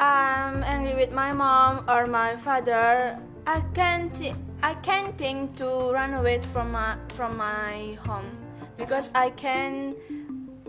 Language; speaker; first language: English; non-native, fluent; Indonesian